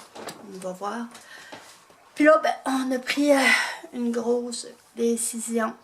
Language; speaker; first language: French; native; French